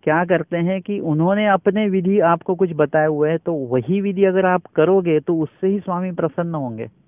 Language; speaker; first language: Hindi; non-native, local second language; Marathi